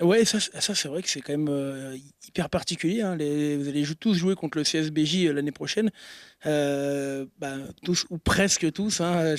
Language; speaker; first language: French; native; French